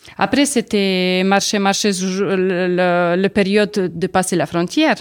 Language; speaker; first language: French; non-native, learner; Serbian